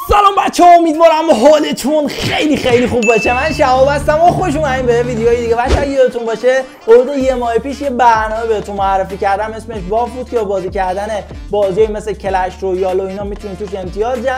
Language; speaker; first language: Persian; native; Persian